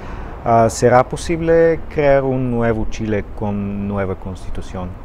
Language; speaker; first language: Spanish; non-native, fluent; Bulgarian